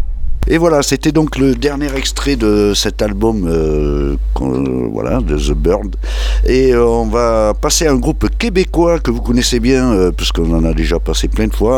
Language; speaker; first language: French; native; French